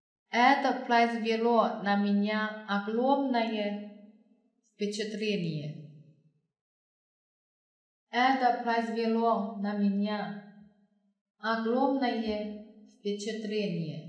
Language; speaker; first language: Russian; non-native, fluent; Chinese